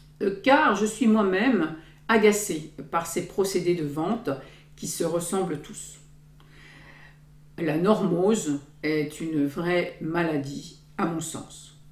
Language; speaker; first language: French; native; French